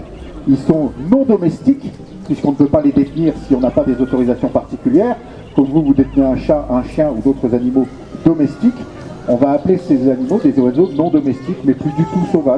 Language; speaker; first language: French; native; French